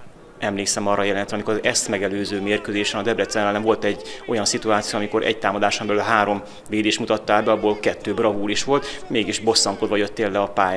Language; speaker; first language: Hungarian; native; Hungarian